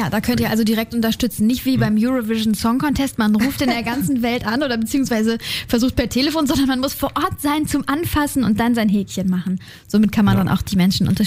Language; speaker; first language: German; native; German